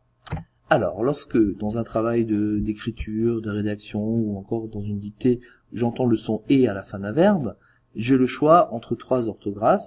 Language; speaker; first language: French; native; French